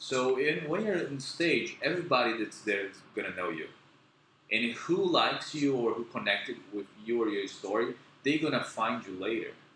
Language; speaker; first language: English; non-native, fluent; Portuguese